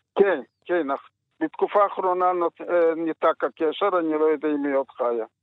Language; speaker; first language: Hebrew; non-native, fluent; Yiddish